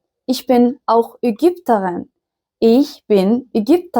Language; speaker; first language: German; non-native, fluent; Arabic